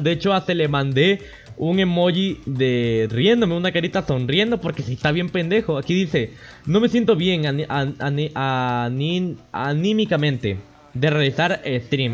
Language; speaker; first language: Spanish; native; Spanish